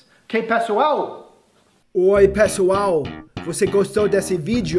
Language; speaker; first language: Portuguese; non-native, fluent; English